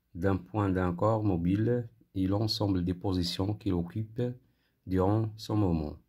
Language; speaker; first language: French; non-native, local second language; Arabic